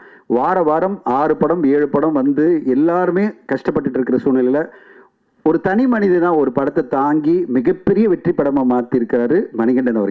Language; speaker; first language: Tamil; native; Tamil